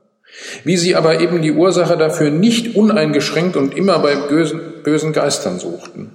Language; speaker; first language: German; native; German